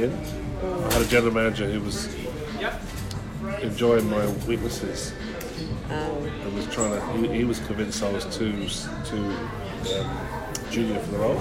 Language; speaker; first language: English; native; English